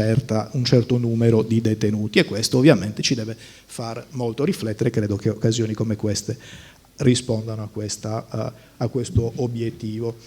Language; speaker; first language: Italian; native; Italian